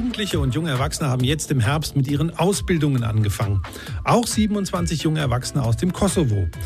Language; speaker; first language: German; native; German